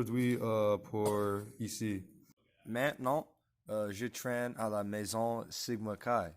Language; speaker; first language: French; non-native, learner; English